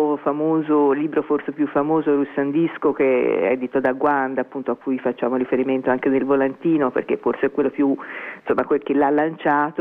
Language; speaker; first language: Italian; native; Italian